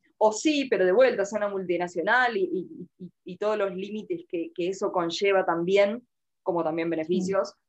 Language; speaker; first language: Spanish; native; Spanish